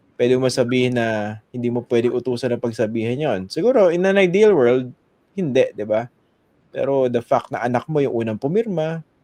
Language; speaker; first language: Filipino; native; Filipino